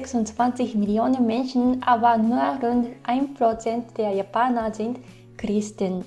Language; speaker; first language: German; non-native, fluent; Japanese